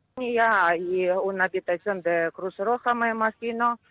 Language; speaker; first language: Spanish; non-native, fluent; Ukrainian